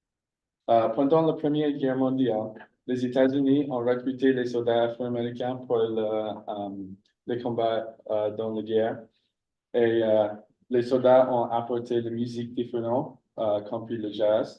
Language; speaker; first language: French; non-native, learner; English